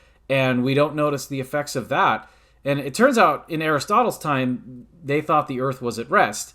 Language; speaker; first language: English; native; English